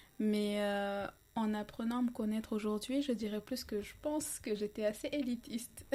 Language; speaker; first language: French; non-native, local second language; Ngazidja Comorian